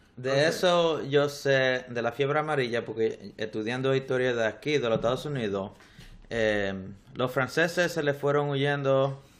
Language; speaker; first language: Spanish; early bilingual, heritage; Spanish